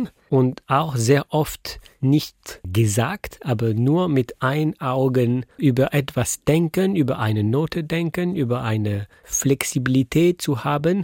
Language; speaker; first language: German; non-native, fluent; French